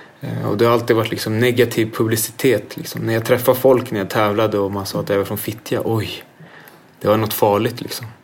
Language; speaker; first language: Swedish; native; Swedish